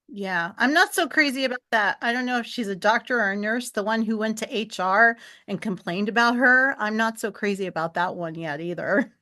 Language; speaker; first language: English; native; English